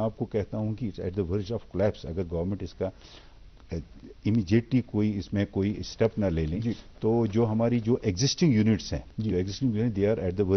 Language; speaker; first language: Hindi; non-native, local second language; Kashmiri